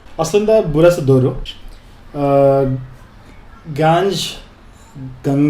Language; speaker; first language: Turkish; non-native, fluent; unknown